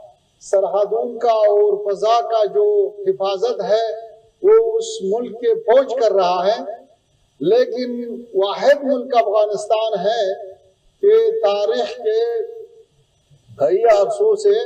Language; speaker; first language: Hindi; non-native, fluent; Pashto